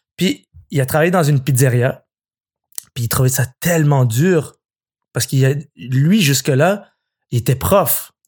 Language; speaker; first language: French; early bilingual, other home language; Arabic